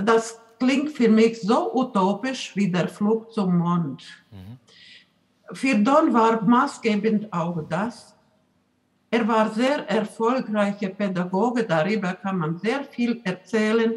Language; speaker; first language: German; non-native, fluent; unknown